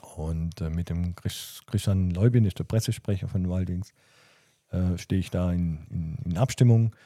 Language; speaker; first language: German; native; German